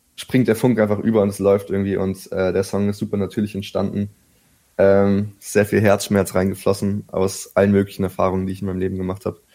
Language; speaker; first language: German; native; German